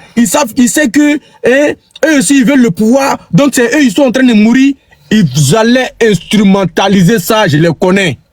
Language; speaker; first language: French; native; French